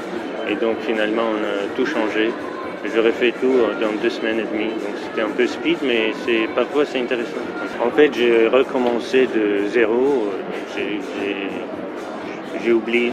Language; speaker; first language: French; non-native, fluent; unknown